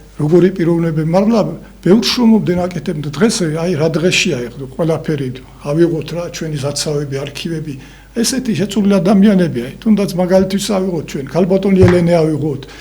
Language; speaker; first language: Georgian; non-native, local second language; Svan